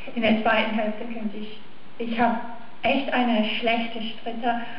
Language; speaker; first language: German; non-native, fluent; English